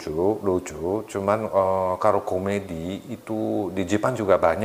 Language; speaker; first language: Indonesian; non-native, fluent; Japanese